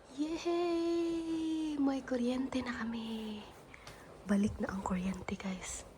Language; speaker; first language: Filipino; native; Filipino